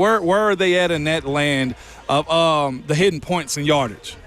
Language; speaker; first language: English; native; English